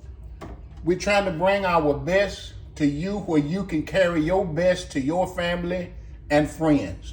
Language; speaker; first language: English; native; English